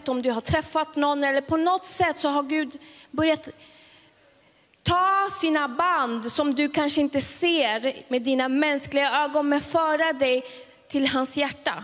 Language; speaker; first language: Swedish; early bilingual, other home language; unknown